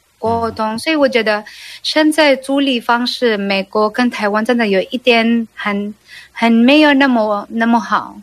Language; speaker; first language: Chinese; non-native, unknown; Cebuano